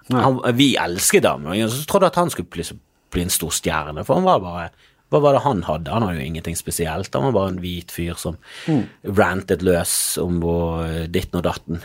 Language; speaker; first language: Norwegian; native; Norwegian